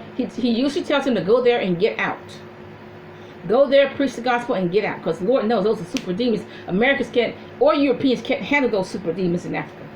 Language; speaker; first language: English; native; English